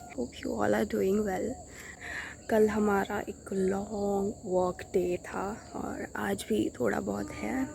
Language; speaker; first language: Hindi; non-native, local second language; Odia